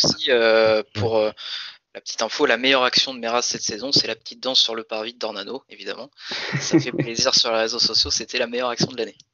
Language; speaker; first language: French; native; French